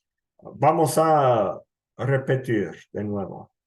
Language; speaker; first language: Spanish; non-native, fluent; English